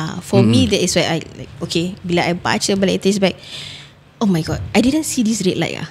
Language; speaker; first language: English; non-native, local second language; Malay